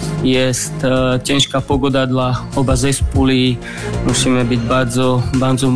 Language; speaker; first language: Polish; non-native, learner; Slovak